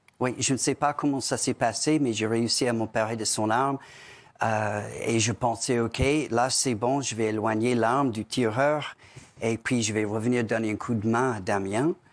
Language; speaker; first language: French; non-native, fluent; English